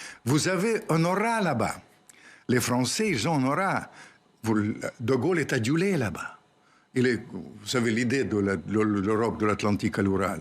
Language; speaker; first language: French; non-native, fluent; Russian